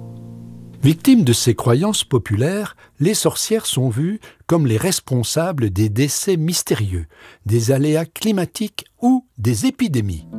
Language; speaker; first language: French; native; French